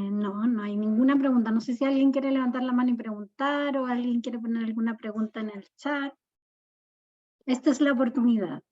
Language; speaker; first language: Spanish; native; Spanish